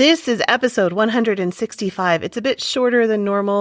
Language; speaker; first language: English; native; English